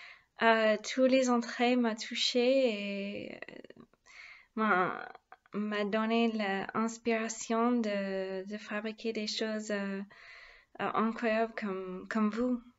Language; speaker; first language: French; non-native, fluent; English